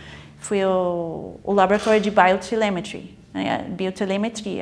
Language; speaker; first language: Portuguese; non-native, fluent; English